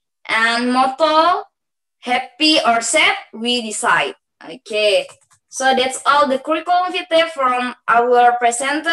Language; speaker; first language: English; non-native, learner; Indonesian